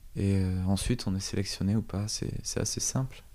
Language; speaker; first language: French; native; French